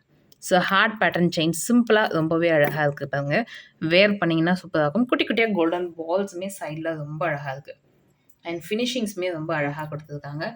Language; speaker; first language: Tamil; native; Tamil